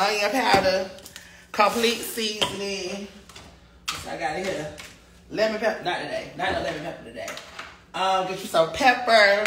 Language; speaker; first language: English; native; English